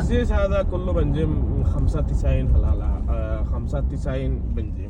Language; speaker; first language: Arabic; non-native, learner; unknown